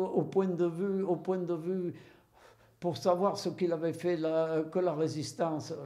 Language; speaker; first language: French; native; French